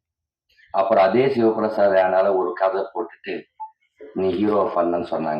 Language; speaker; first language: Tamil; non-native, learner; Telugu